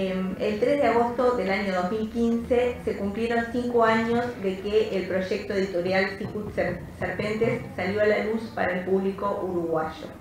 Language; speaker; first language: Spanish; native; Spanish